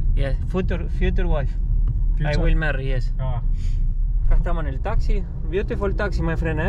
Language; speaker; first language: English; non-native, learner; Spanish